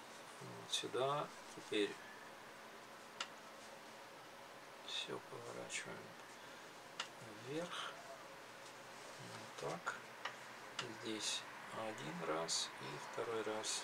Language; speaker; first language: Russian; native; Russian